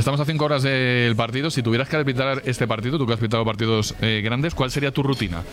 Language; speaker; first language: Spanish; native; Spanish